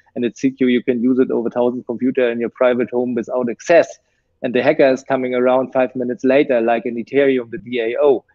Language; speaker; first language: English; non-native, fluent; German